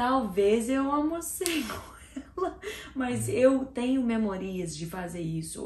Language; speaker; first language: Portuguese; non-native, learner; English